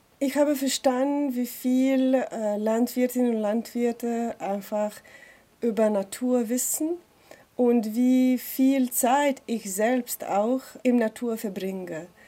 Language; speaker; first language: German; non-native, learner; Slovenian